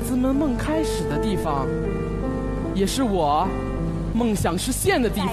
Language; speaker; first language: Chinese; native; Chinese